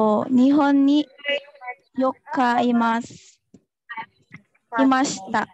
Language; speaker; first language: Japanese; non-native, learner; Filipino